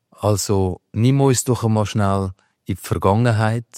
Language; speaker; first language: German; native; German